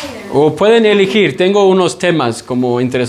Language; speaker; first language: Spanish; non-native, fluent; English